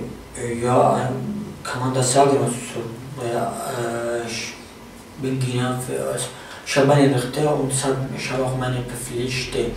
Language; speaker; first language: German; non-native, fluent; Arabic